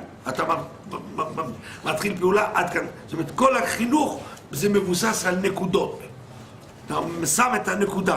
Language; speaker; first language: Hebrew; non-native, fluent; French